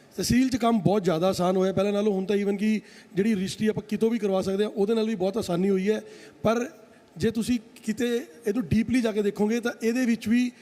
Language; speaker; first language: Punjabi; non-native, local second language; Hindi